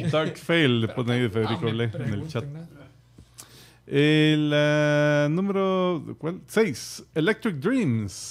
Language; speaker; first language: Spanish; native; Spanish